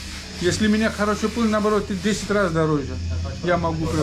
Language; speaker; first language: Russian; non-native, learner; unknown